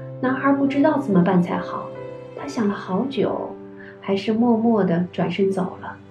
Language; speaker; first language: Chinese; native; Chinese